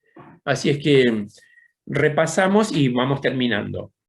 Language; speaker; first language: Spanish; native; Spanish